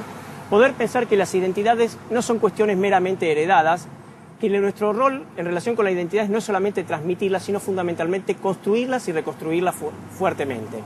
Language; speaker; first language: Spanish; native; Spanish